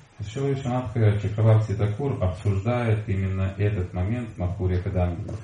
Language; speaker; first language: Russian; native; Russian